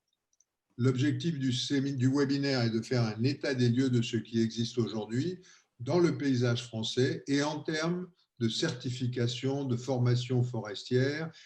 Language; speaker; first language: French; native; French